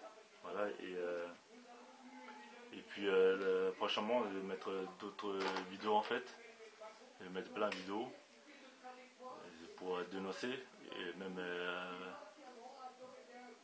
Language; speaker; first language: French; native; French